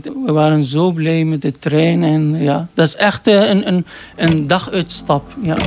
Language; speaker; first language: Dutch; non-native, learner; Arabic